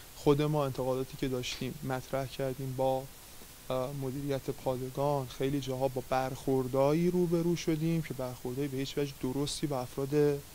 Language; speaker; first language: Persian; native; Persian